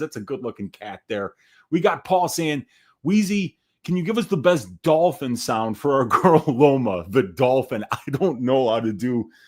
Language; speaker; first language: English; native; English